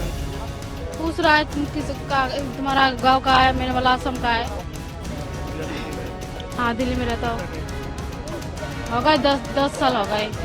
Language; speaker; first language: Hindi; non-native, local second language; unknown